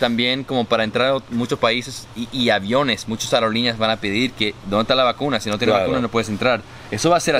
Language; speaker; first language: Spanish; early bilingual, heritage; Spanish